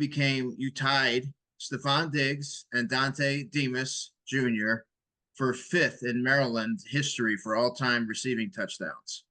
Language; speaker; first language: English; native; English